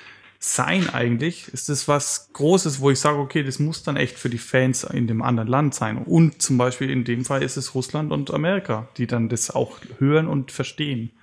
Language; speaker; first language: German; native; German